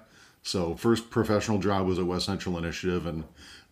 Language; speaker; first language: English; native; English